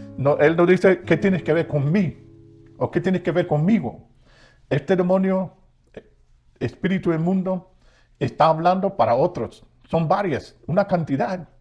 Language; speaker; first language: Spanish; non-native, fluent; English